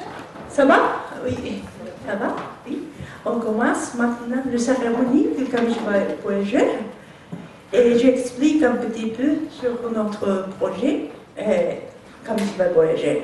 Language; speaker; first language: French; non-native, learner; Japanese